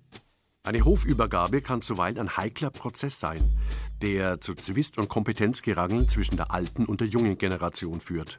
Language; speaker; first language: German; native; German